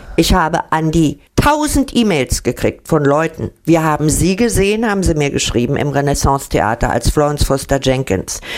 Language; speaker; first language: German; native; German